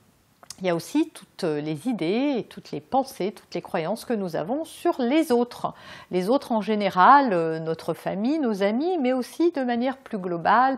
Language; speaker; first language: French; native; French